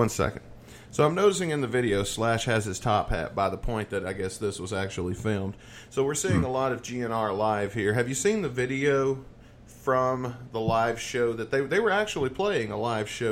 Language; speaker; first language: English; native; English